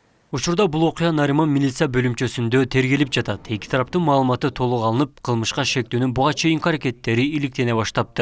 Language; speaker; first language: Kyrgyz; native; Kyrgyz